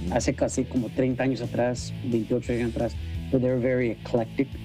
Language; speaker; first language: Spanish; early bilingual, heritage; Spanish